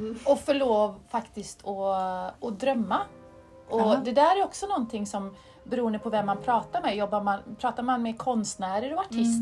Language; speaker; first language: Swedish; native; Swedish